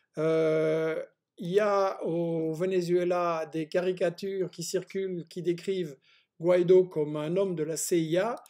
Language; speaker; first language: French; native; French